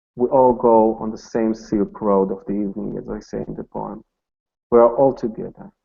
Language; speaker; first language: English; non-native, fluent; Hebrew